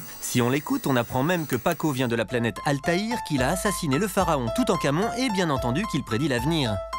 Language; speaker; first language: French; native; French